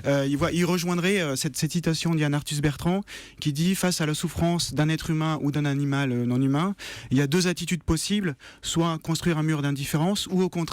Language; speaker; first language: French; native; French